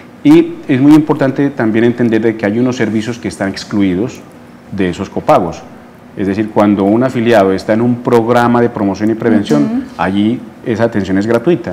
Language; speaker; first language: Spanish; native; Spanish